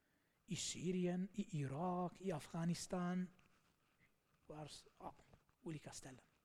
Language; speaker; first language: Swedish; non-native, fluent; Armenian